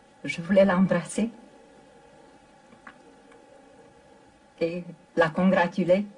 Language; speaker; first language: French; non-native, fluent; Romanian